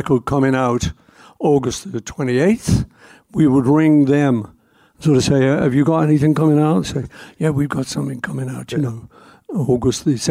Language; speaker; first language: English; native; English